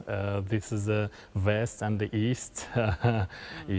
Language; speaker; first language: English; non-native, learner; Kazakh